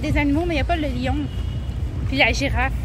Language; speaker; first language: French; native; French